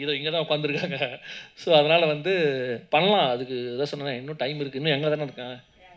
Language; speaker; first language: Tamil; native; Tamil